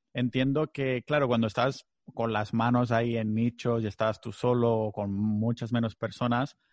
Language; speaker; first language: Spanish; non-native, local second language; Catalan